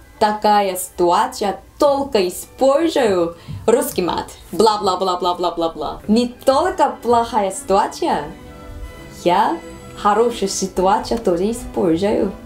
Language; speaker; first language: Russian; non-native, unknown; Korean